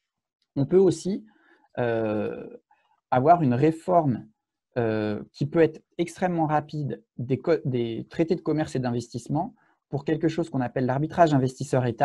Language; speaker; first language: French; native; French